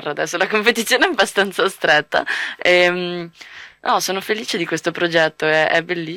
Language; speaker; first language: Italian; native; Italian